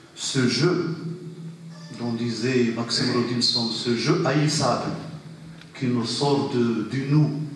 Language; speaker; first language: French; non-native, local second language; Arabic